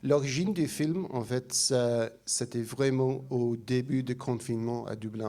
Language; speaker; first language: French; non-native, fluent; English